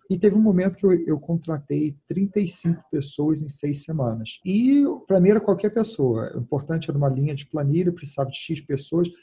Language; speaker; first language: Portuguese; early bilingual, heritage; Portuguese